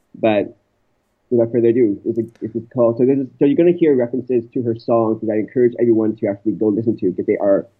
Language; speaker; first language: English; native; English